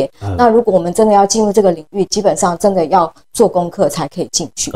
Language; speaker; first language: Chinese; native; Chinese